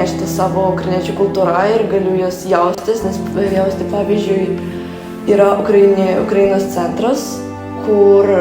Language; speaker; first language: Lithuanian; non-native, learner; Ukrainian